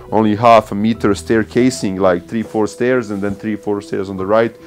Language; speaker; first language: English; early bilingual, other home language; Bosnian